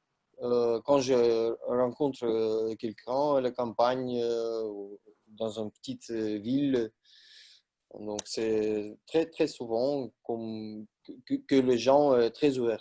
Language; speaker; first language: French; non-native, learner; Russian